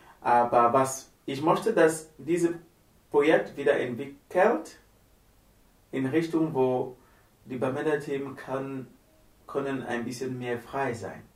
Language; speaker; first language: German; non-native, learner; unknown